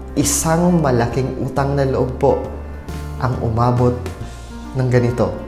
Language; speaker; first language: Filipino; non-native, local second language; Waray